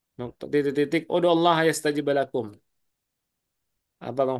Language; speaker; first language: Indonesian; native; Indonesian